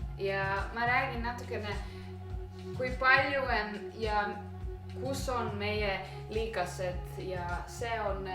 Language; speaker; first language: Estonian; non-native, learner; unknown